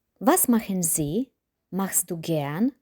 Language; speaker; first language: German; non-native, fluent; Ukrainian